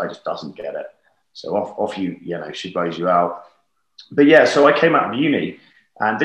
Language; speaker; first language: English; native; English